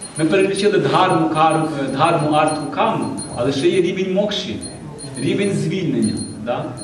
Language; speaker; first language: Ukrainian; non-native, local second language; Russian